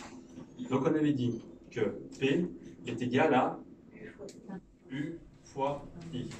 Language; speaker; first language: French; native; French